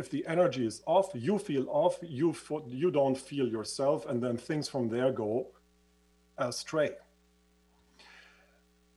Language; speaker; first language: English; non-native, fluent; German